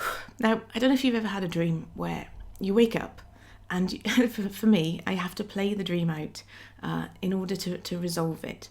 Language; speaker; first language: English; native; English